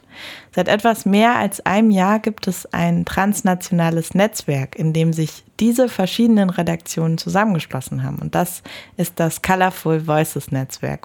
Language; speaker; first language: German; native; German